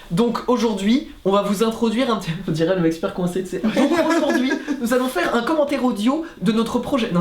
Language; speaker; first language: French; native; French